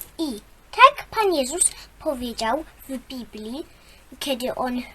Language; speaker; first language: Polish; non-native, learner; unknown